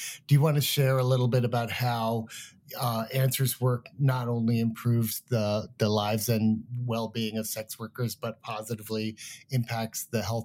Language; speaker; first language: English; native; English